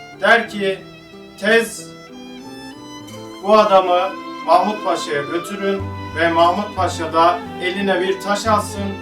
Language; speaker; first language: Turkish; native; Turkish